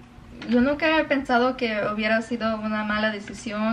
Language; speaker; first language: Spanish; early bilingual, other home language; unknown